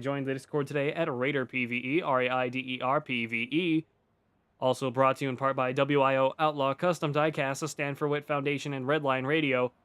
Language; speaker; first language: English; native; English